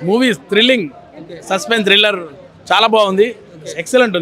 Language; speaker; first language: Telugu; native; Telugu